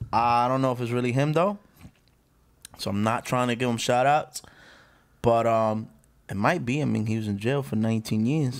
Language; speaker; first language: English; early bilingual, other home language; Spanish